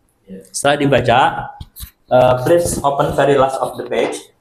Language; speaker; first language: English; non-native, fluent; Indonesian